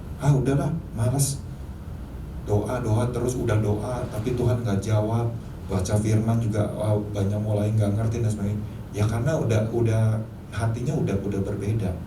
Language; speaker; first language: Indonesian; native; Indonesian